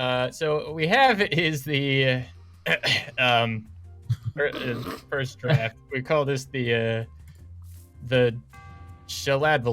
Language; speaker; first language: English; native; English